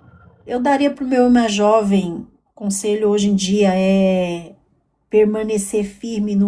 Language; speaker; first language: Portuguese; native; Portuguese